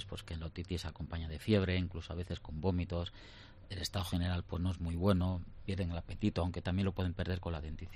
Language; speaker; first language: Spanish; native; Spanish